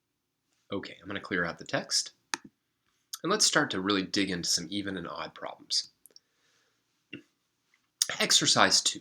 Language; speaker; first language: English; native; English